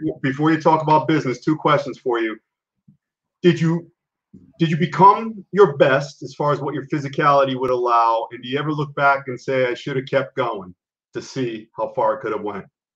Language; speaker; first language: English; native; English